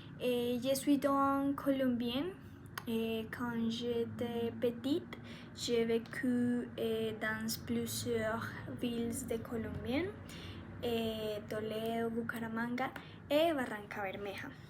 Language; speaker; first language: French; non-native, learner; Spanish